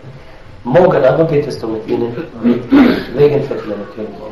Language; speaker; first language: German; non-native, fluent; Arabic